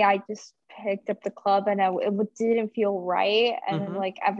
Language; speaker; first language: English; native; English